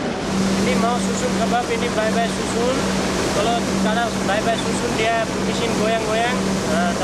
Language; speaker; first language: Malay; non-native, learner; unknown